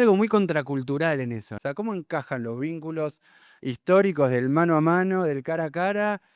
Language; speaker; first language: Spanish; native; Spanish